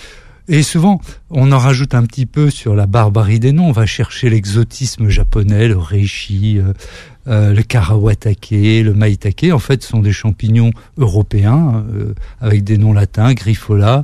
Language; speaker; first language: French; native; French